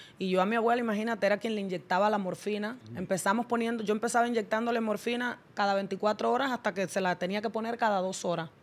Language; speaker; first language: Spanish; native; Spanish